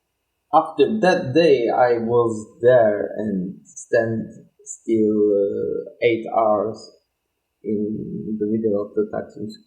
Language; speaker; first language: English; non-native, learner; Turkish